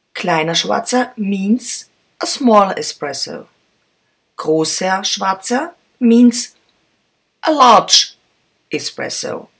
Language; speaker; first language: English; non-native, fluent; German